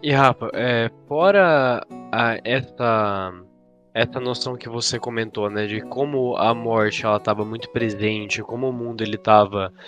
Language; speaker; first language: Portuguese; native; Portuguese